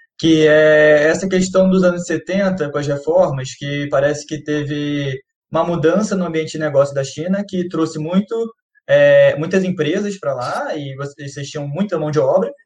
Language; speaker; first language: Portuguese; native; Portuguese